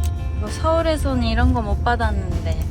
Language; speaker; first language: Korean; non-native, fluent; Japanese